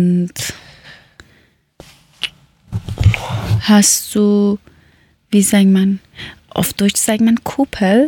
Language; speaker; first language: German; non-native, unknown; Persian